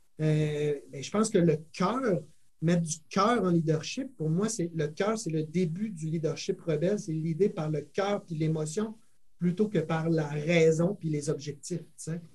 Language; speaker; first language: French; native; French